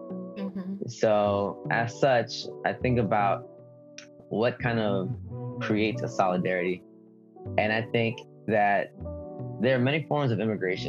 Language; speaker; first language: English; early bilingual, other home language; Spanish